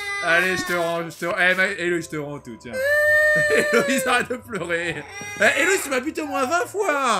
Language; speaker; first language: French; native; French